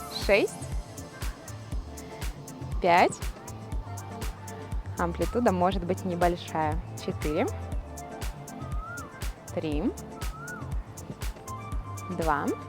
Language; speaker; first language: Russian; native; Russian